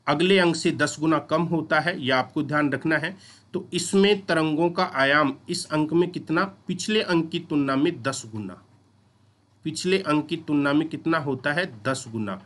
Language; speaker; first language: Hindi; native; Hindi